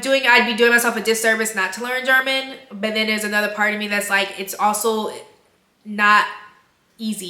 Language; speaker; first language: English; native; English